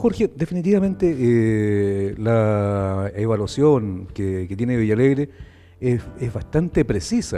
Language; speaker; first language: Spanish; native; Spanish